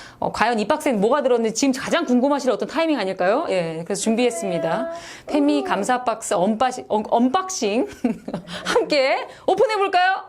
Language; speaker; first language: Korean; native; Korean